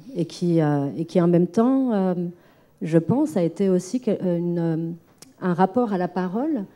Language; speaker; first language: French; non-native, local second language; Arabic